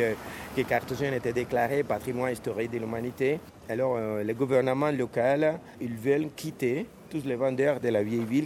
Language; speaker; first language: French; non-native, fluent; Spanish